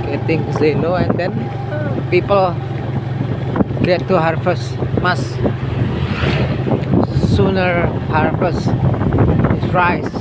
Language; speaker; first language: English; non-native, learner; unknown